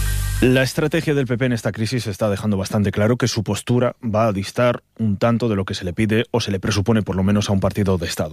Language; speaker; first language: Spanish; native; Spanish